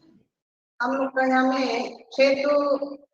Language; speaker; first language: Hindi; non-native, local second language; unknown